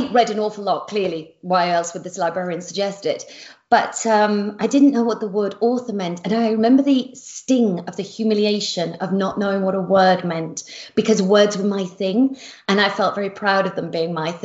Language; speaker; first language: English; native; English